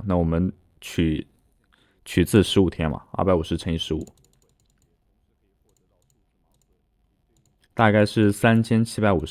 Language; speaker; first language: Chinese; native; Chinese